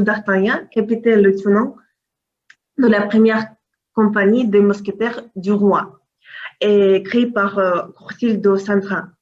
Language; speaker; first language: French; non-native, learner; Russian